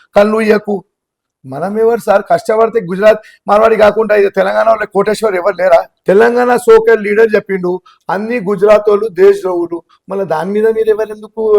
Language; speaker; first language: Telugu; non-native, local second language; Gujarati